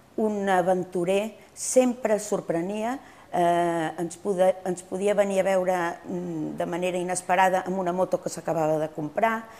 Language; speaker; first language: Catalan; early bilingual, other home language; Spanish